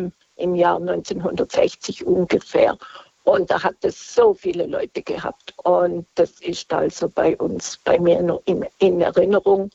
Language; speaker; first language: German; native; German